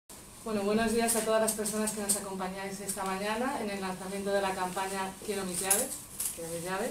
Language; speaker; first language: Spanish; native; Spanish